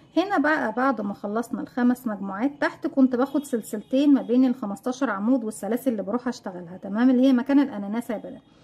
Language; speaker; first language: Arabic; native; Arabic